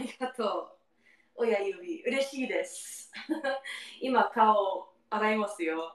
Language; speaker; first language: Japanese; non-native, learner; English